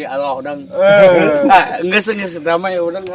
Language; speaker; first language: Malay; non-native, local second language; Sundanese